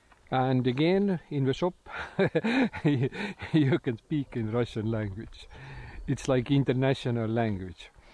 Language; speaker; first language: English; non-native, learner; Estonian